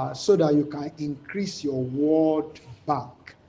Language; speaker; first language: English; non-native, local second language; Yoruba